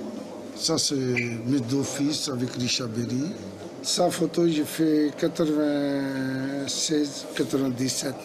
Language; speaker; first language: French; non-native, learner; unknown